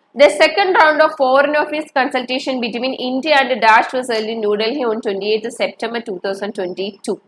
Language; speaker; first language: English; non-native, local second language; Malayalam